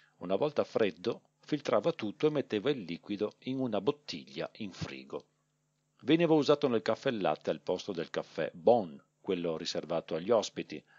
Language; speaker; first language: Italian; native; Italian